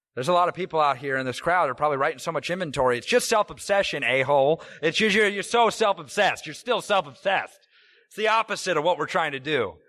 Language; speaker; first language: English; native; English